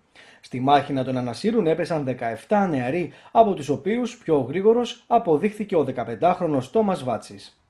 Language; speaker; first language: Greek; native; Greek